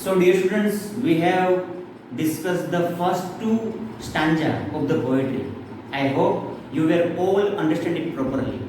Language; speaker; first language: English; non-native, local second language; Gujarati